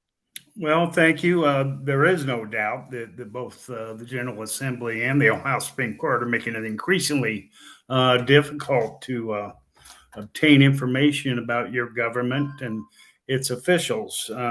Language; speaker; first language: English; native; English